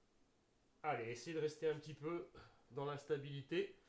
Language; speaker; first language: French; native; French